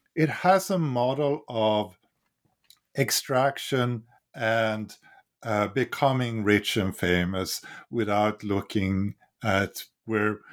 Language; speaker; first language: English; non-native, fluent; Swedish